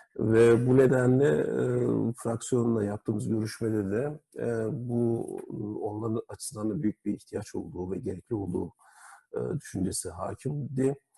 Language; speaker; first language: Turkish; native; Turkish